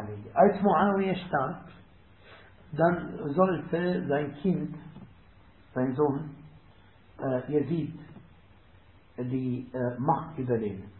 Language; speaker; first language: German; non-native, fluent; Arabic